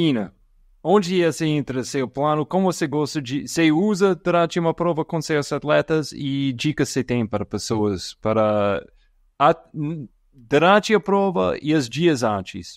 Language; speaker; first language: Portuguese; non-native, fluent; English